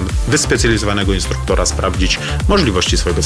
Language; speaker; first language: Polish; native; Polish